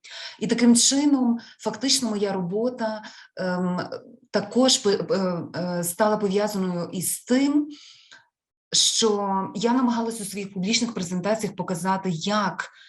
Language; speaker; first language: Ukrainian; native; Ukrainian